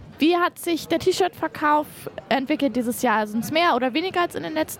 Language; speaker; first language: German; native; German